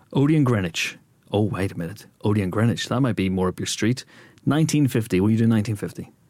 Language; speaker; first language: English; native; English